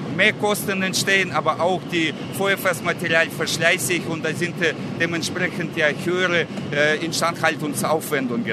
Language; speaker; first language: German; non-native, fluent; Russian